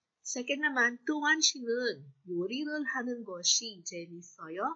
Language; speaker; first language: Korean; non-native, fluent; Filipino